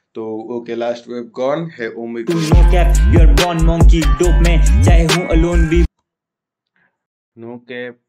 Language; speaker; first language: Hindi; non-native, local second language; Odia